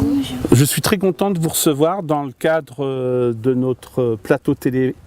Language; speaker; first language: French; native; French